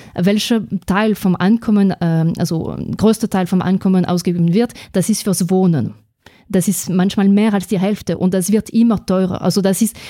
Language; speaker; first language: German; non-native, fluent; French